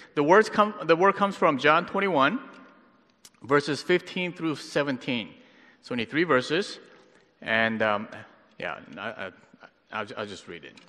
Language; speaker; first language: English; native; English